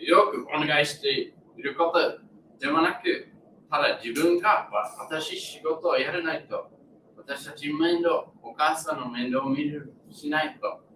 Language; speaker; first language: Japanese; non-native, learner; English